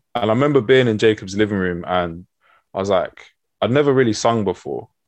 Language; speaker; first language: English; native; English